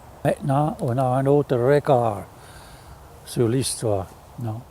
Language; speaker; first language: French; non-native, fluent; German